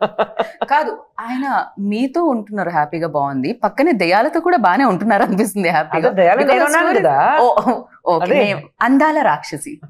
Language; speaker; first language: Telugu; native; Telugu